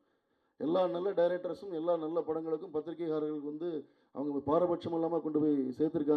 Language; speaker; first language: Tamil; native; Tamil